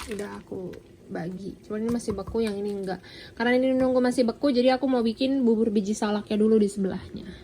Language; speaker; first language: Indonesian; native; Indonesian